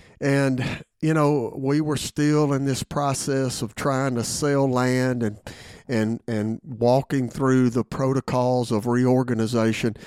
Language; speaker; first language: English; native; English